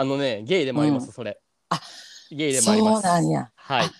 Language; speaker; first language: Japanese; native; Japanese